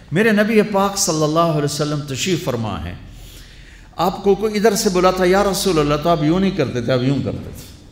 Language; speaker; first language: Urdu; non-native, local second language; Punjabi